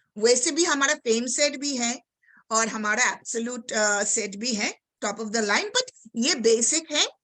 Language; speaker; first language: Hindi; non-native, local second language; Bangla